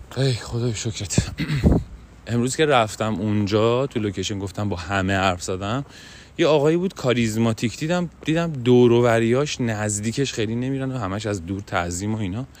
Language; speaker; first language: Persian; non-native, local second language; Azerbaijani